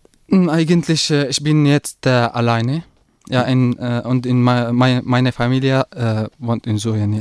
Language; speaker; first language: German; non-native, learner; Arabic